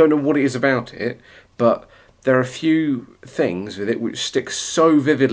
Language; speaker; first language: English; native; English